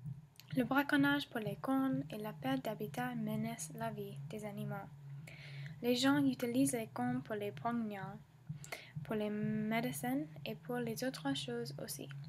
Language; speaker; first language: French; non-native, learner; English